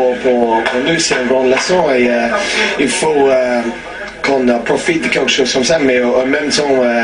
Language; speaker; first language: French; non-native, fluent; English